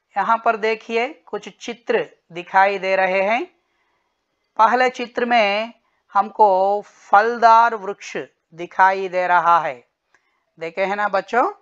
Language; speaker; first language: Hindi; non-native, local second language; Telugu